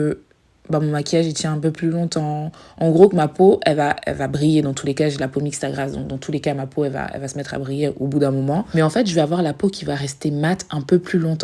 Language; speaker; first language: French; native; French